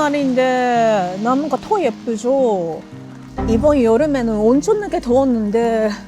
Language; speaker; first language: Korean; non-native, fluent; Japanese